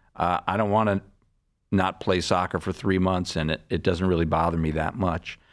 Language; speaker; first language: English; native; English